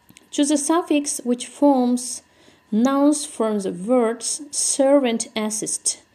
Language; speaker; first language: English; non-native, fluent; Azerbaijani